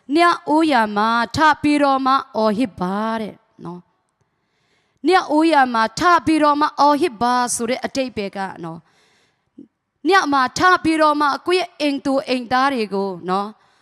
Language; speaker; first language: Burmese; non-native, local second language; Tedim Chin